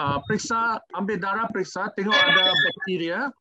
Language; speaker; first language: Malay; non-native, learner; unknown